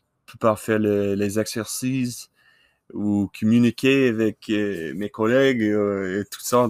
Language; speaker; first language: French; non-native, learner; English